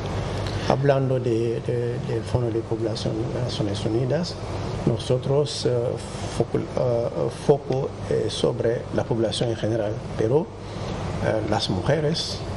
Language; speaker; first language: Spanish; non-native, fluent; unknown